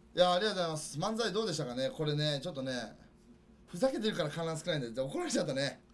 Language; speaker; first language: Japanese; native; Japanese